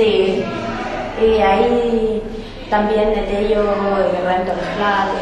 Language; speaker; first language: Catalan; non-native, learner; Spanish